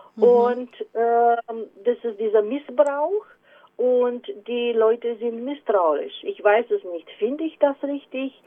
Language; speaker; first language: German; non-native, fluent; Romanian